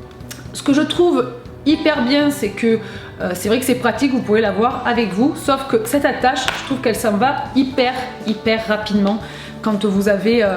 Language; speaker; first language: French; native; French